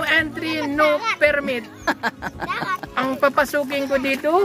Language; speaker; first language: Filipino; non-native, local second language; Cebuano